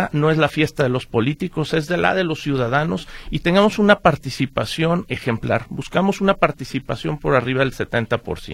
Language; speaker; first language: Spanish; native; Spanish